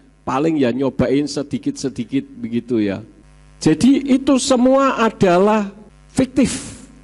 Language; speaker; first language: Indonesian; native; Indonesian